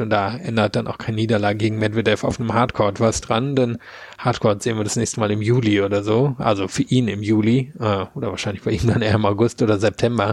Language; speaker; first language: German; native; German